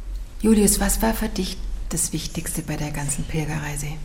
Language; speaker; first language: German; native; German